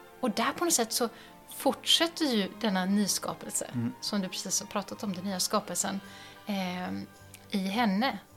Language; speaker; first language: Swedish; native; Swedish